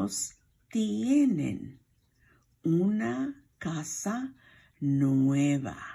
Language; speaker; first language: Spanish; non-native, fluent; English